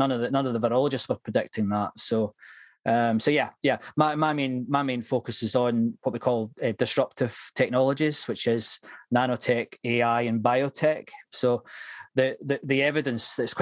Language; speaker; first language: English; native; English